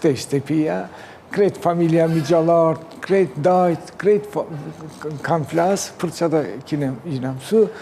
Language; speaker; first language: Albanian; early bilingual, heritage; Turkish